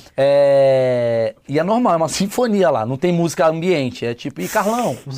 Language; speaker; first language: Portuguese; native; Portuguese